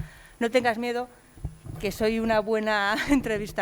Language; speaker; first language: Spanish; native; Spanish